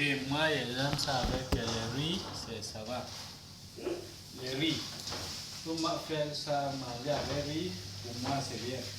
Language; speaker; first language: French; non-native, learner; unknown